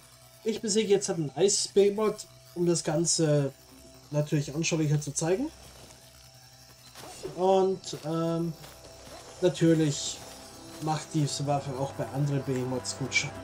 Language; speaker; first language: German; native; German